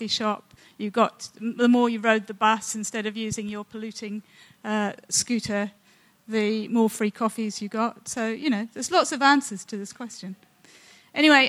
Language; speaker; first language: English; native; English